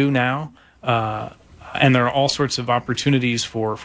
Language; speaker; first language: English; native; English